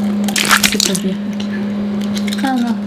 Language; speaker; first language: French; non-native, learner; Japanese